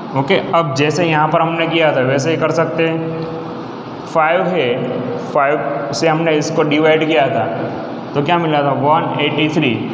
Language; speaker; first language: Hindi; non-native, local second language; Gujarati